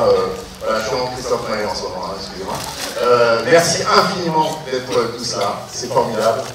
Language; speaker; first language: French; native; French